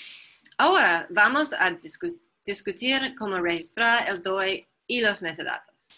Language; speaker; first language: Spanish; non-native, fluent; English